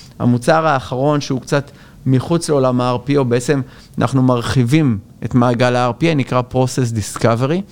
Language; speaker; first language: Hebrew; native; Hebrew